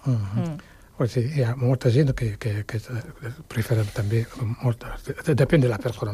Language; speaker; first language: Catalan; non-native, fluent; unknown